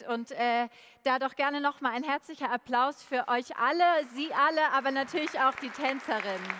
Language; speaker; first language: German; native; German